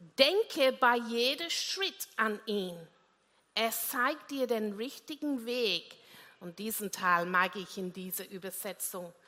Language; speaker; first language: German; non-native, fluent; English